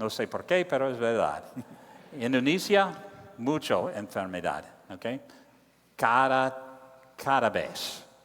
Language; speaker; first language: Spanish; non-native, learner; English